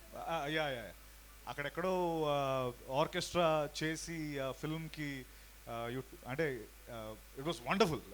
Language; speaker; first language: Telugu; native; Telugu